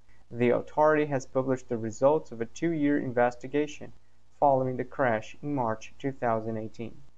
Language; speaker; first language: English; non-native, fluent; Portuguese